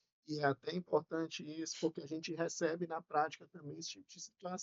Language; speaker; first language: Portuguese; native; Portuguese